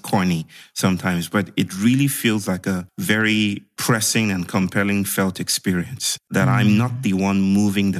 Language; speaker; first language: English; non-native, local second language; Yoruba